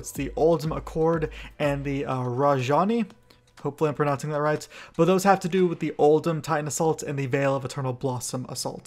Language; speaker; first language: English; native; English